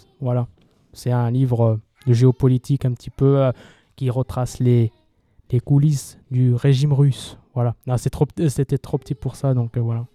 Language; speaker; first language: French; native; French